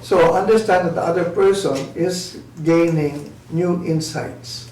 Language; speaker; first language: English; non-native, local second language; Filipino